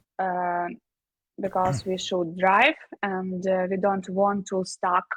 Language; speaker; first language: English; non-native, learner; Ukrainian